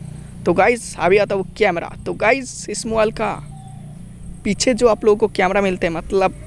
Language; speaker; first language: Hindi; non-native, local second language; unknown